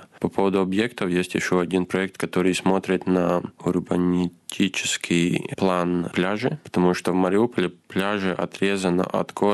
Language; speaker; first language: Russian; non-native, fluent; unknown